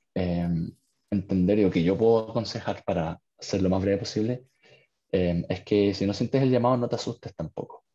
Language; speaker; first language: Spanish; native; Spanish